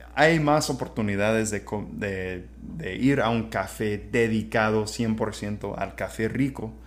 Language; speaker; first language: Spanish; non-native, fluent; English